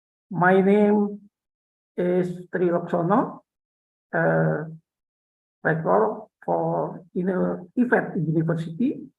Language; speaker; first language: English; non-native, local second language; Indonesian